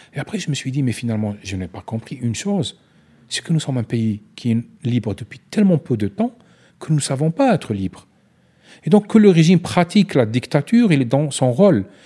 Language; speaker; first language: French; non-native, local second language; Arabic